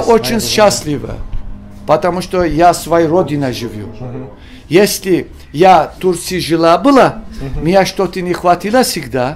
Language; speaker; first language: Russian; non-native, learner; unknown